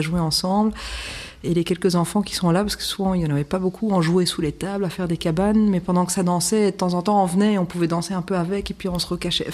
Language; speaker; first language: French; native; French